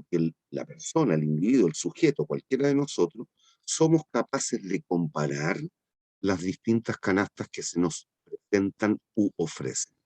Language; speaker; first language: Spanish; native; Spanish